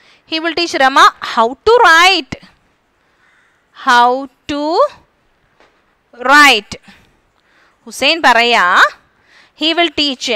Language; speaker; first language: English; non-native, local second language; Malayalam